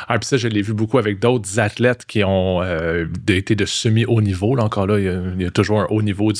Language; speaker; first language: French; native; French